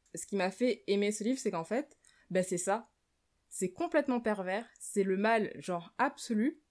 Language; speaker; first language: French; native; French